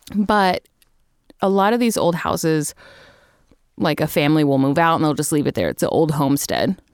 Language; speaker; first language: English; native; English